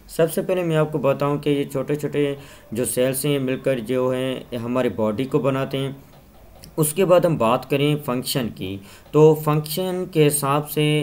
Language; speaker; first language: Urdu; non-native, local second language; Sindhi